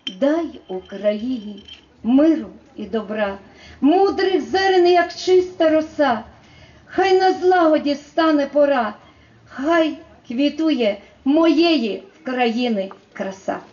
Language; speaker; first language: Ukrainian; native; Ukrainian